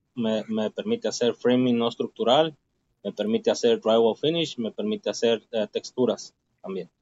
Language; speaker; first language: Spanish; native; Spanish